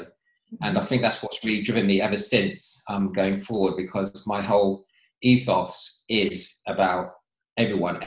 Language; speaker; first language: English; native; English